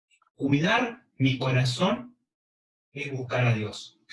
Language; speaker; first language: Spanish; early bilingual, other home language; Korean